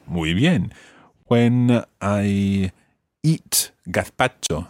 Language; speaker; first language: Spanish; non-native, fluent; English